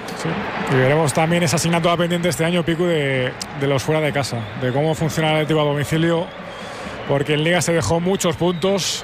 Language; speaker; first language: Spanish; native; Spanish